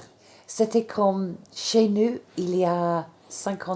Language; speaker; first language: French; non-native, fluent; English